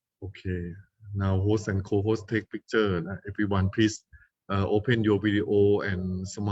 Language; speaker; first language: English; non-native, fluent; Thai